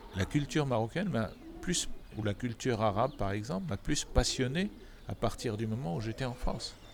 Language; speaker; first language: French; non-native, local second language; Arabic